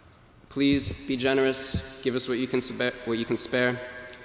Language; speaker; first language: English; native; English